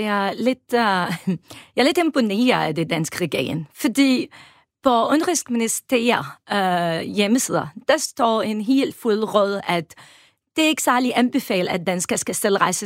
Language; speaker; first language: Danish; non-native, fluent; Arabic